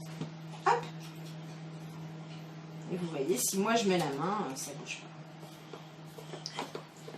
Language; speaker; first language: French; native; French